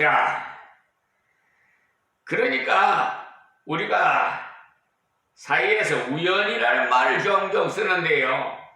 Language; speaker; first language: Korean; native; Korean